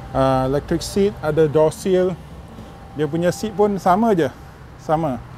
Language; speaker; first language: Malay; native; Malay